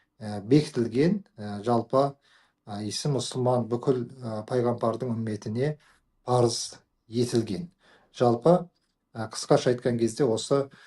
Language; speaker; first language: Kazakh; native; Kazakh